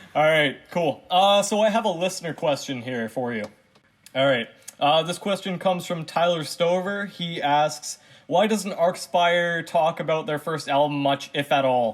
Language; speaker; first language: English; native; English